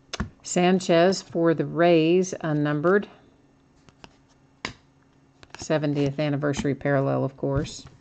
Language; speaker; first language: English; native; English